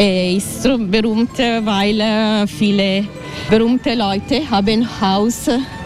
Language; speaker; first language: German; non-native, fluent; Italian